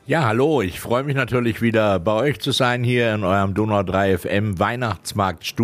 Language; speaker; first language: German; native; German